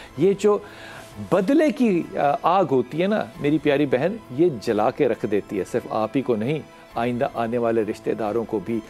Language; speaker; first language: Urdu; native; Urdu